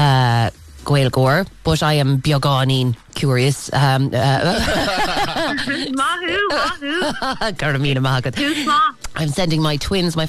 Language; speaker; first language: English; native; English